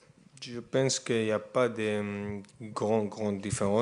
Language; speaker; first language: French; non-native, fluent; Spanish